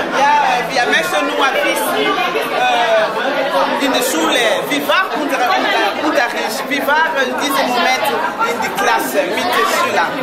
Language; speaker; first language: German; non-native, learner; Lingala